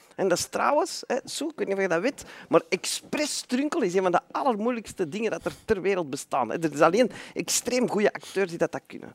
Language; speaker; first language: Dutch; native; Dutch